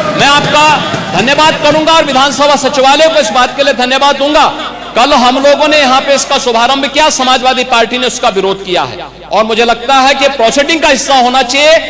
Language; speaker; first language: Hindi; native; Hindi